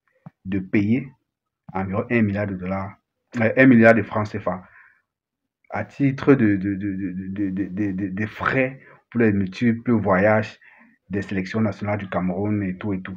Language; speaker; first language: French; native; French